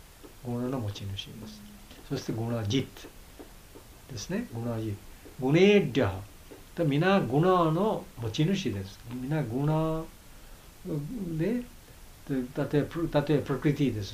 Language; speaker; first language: Japanese; non-native, learner; Bangla